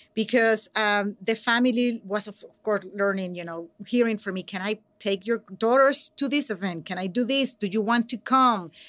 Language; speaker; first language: English; non-native, fluent; Spanish